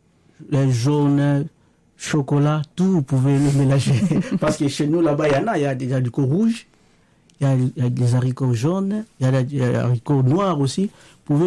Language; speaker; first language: French; non-native, local second language; Lingala